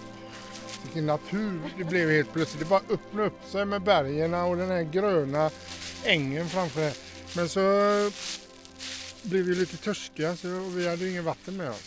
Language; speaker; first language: Swedish; native; Swedish